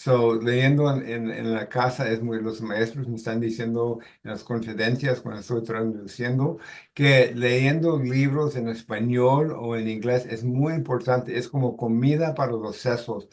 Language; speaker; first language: Spanish; early bilingual, heritage; Spanish